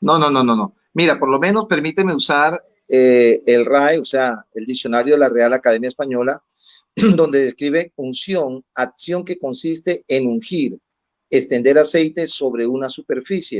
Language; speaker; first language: Spanish; native; Spanish